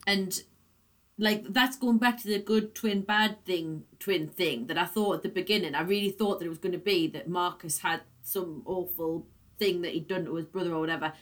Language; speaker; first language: English; native; English